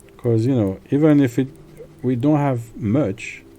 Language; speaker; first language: English; non-native, fluent; French